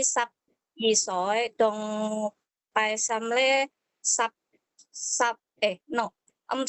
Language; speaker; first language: Cantonese; non-native, learner; Indonesian